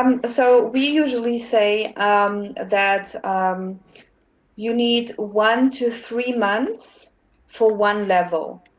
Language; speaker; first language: English; non-native, fluent; German